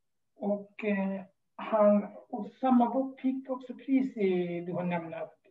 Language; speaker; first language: Swedish; non-native, fluent; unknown